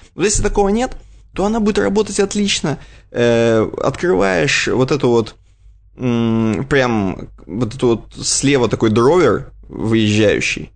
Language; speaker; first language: Russian; native; Russian